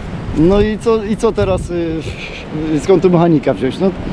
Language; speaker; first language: Polish; native; Polish